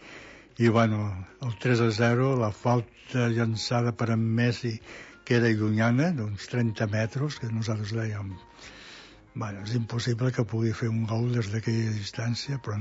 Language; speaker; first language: Catalan; native; Catalan